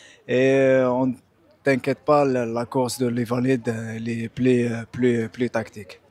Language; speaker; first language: French; non-native, local second language; Arabic